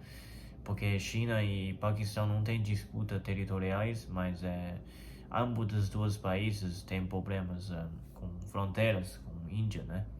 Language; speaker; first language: Portuguese; non-native, fluent; Chinese